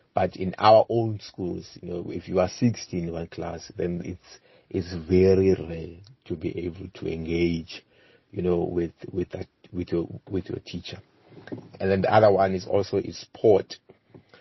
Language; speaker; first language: English; non-native, local second language; Xhosa